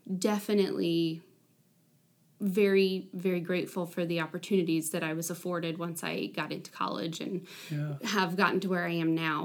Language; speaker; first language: English; native; English